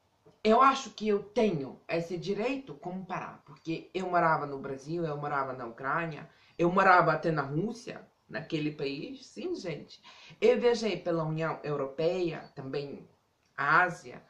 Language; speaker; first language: Portuguese; non-native, fluent; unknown